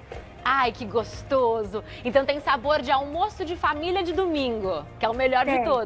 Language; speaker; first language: Portuguese; native; Portuguese